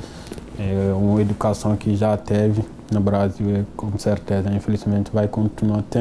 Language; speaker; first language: Portuguese; non-native, fluent; Wolof